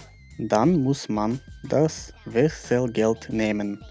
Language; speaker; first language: German; non-native, fluent; Macedonian